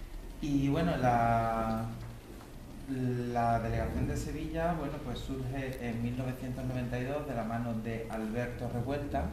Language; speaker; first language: Spanish; native; Spanish